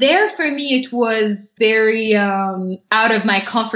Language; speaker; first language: English; non-native, fluent; French